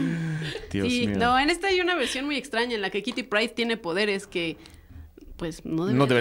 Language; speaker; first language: Spanish; native; Spanish